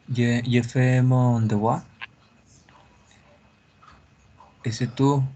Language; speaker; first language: French; non-native, learner; Spanish